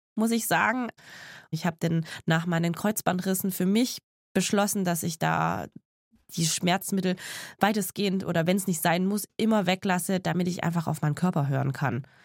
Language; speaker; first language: German; native; German